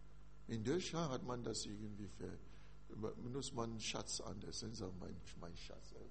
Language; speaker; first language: German; non-native, learner; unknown